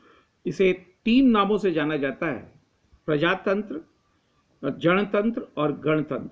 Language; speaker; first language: Hindi; native; Hindi